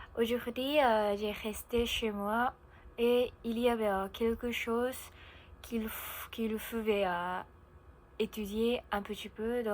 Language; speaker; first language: French; non-native, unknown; Japanese